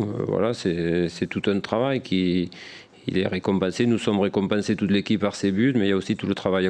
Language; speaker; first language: French; native; French